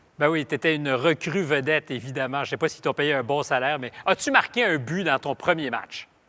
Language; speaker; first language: French; native; French